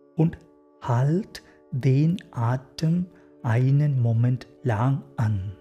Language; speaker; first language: German; non-native, learner; Malayalam